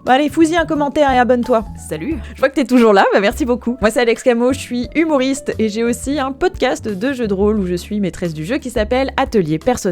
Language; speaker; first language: French; native; French